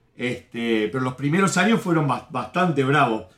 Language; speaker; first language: Spanish; native; Spanish